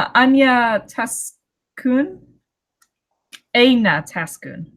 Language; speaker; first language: Arabic; non-native, learner; English